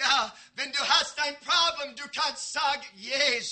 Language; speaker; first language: German; non-native, learner; English